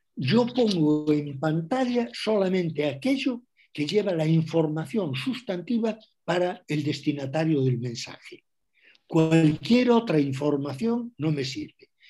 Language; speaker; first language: Spanish; non-native, local second language; Galician